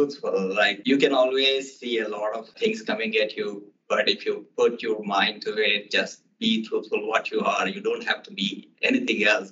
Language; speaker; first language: English; non-native, local second language; Telugu